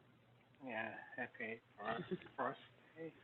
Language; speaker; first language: English; non-native, learner; Korean